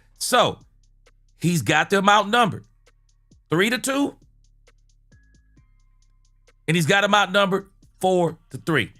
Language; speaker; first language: English; native; English